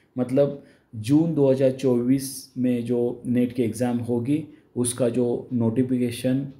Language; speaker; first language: Hindi; non-native, local second language; Marathi